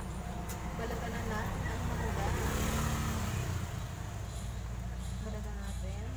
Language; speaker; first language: Filipino; native; Filipino